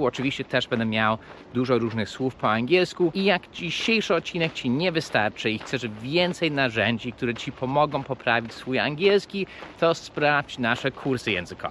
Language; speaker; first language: Polish; early bilingual, heritage; Polish